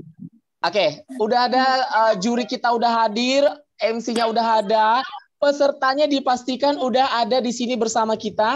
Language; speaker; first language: Indonesian; native; Indonesian